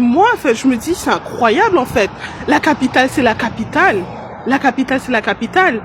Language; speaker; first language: French; non-native, local second language; Haitian Creole